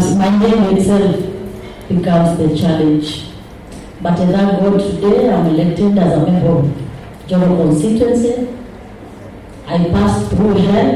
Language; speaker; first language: English; non-native, local second language; Meru